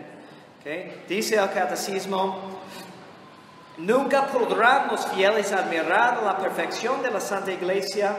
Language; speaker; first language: Spanish; non-native, fluent; English